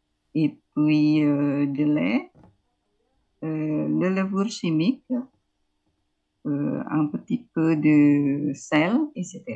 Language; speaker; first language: French; non-native, fluent; Indonesian